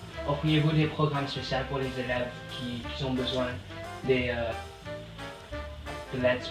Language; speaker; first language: French; non-native, learner; English